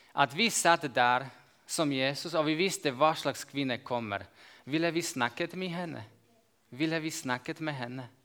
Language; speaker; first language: Norwegian; non-native, fluent; Slovak